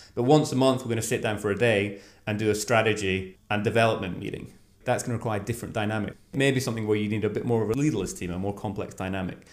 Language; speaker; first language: English; native; English